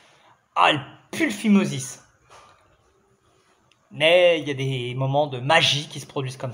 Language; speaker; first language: French; native; French